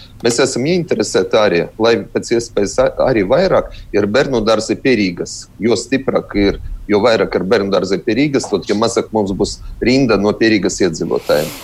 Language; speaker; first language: Latvian; non-native, local second language; Russian